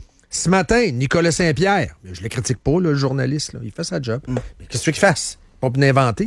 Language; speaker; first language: French; native; French